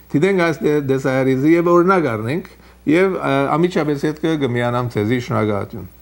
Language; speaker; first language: Armenian; early bilingual, heritage; Armenian